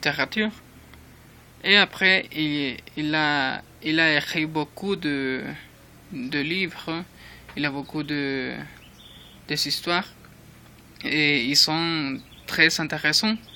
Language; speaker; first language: French; non-native, learner; Spanish